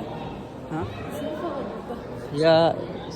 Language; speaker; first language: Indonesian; non-native, learner; Urdu